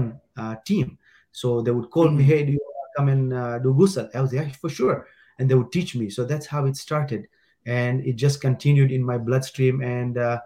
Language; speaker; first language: English; non-native, local second language; Gujarati